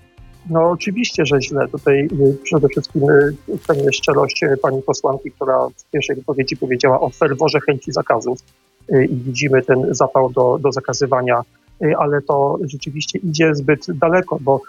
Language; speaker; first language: Polish; native; Polish